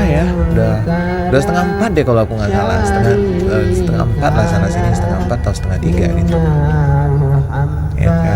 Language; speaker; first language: Indonesian; native; Indonesian